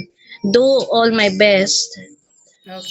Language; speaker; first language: English; non-native, local second language; Filipino